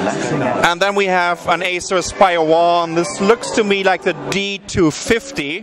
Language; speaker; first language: English; non-native, fluent; German